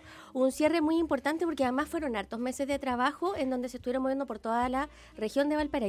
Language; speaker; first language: Spanish; native; Spanish